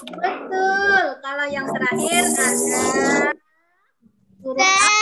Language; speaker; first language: Indonesian; native; Indonesian